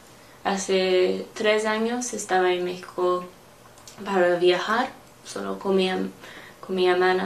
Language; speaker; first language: Spanish; non-native, learner; English